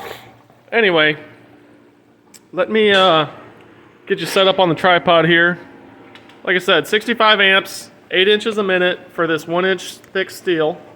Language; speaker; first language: English; native; English